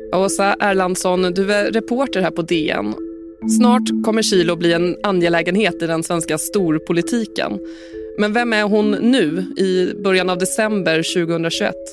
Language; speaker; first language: Swedish; native; Swedish